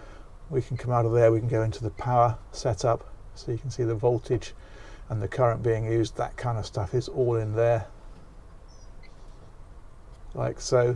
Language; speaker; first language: English; native; English